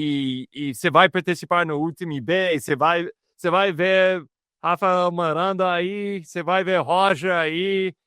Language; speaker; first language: Portuguese; non-native, fluent; English